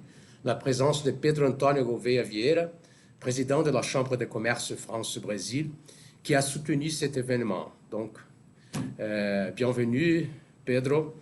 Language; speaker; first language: French; non-native, fluent; Portuguese